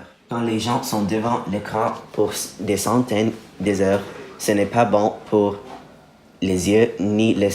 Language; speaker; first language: French; non-native, learner; English